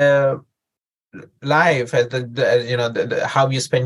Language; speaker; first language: English; non-native, local second language; Telugu